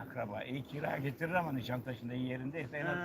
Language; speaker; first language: Turkish; native; Turkish